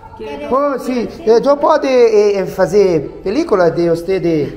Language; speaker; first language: Spanish; non-native, learner; Portuguese